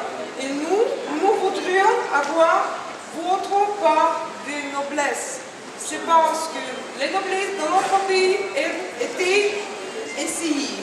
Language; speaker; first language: French; non-native, learner; Russian